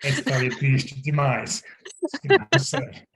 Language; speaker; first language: Portuguese; non-native, fluent; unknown